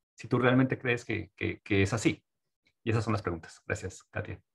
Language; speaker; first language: Spanish; native; Spanish